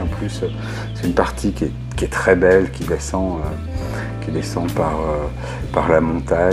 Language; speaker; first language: French; native; French